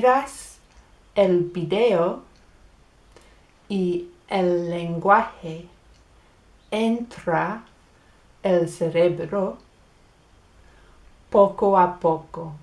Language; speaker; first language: Spanish; non-native, learner; English